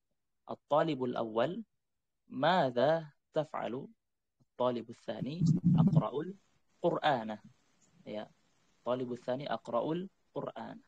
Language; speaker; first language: Arabic; non-native, fluent; Indonesian